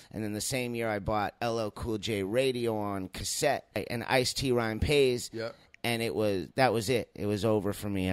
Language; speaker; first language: English; native; English